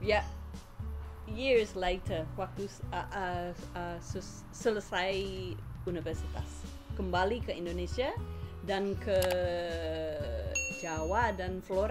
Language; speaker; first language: Indonesian; non-native, fluent; English